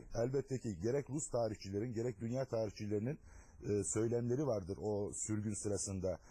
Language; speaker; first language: Turkish; non-native, local second language; Adyghe